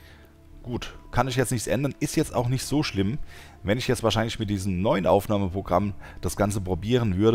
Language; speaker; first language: German; native; German